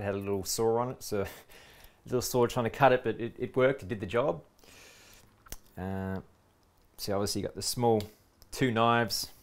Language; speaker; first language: English; native; English